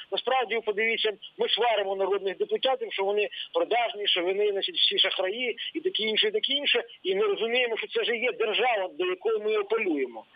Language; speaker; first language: Ukrainian; native; Ukrainian